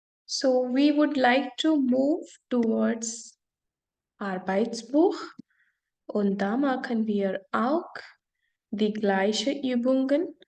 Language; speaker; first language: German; non-native, fluent; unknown